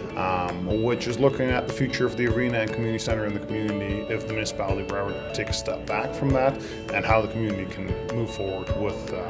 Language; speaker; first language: English; native; English